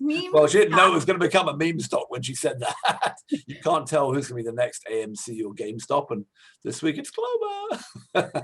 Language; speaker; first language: English; native; English